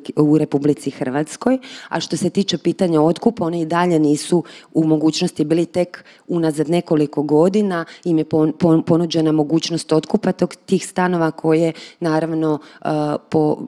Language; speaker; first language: Croatian; native; Croatian